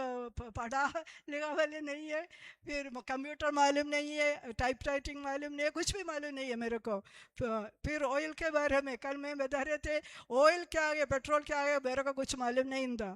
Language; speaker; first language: Hindi; non-native, local second language; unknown